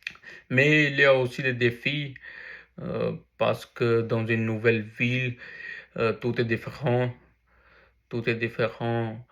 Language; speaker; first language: French; non-native, learner; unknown